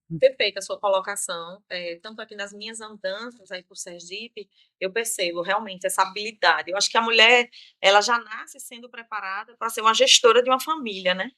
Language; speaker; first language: Portuguese; native; Portuguese